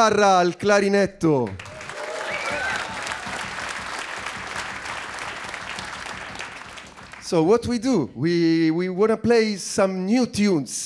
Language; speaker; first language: English; non-native, learner; Italian